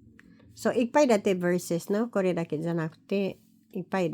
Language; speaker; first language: Japanese; non-native, learner; Filipino